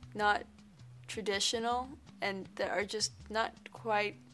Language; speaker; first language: English; native; English